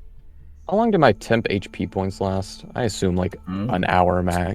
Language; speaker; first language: English; native; English